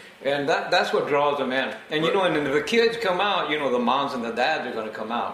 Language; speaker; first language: English; early bilingual, other home language; Spanish